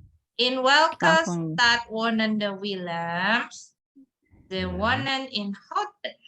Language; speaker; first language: Dutch; non-native, learner; Indonesian